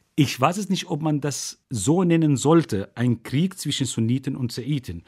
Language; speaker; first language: German; non-native, fluent; Arabic